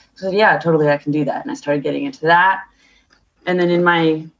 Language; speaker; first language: English; native; English